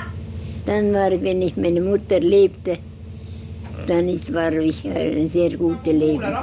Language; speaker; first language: German; non-native, learner; Estonian